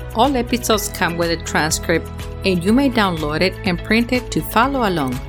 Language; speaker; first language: English; early bilingual, other home language; Spanish